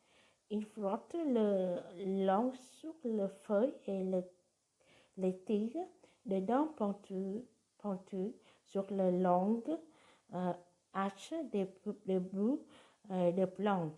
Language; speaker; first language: French; non-native, learner; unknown